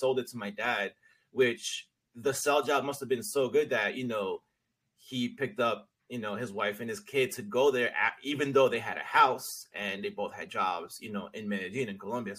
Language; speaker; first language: English; early bilingual, other home language; Spanish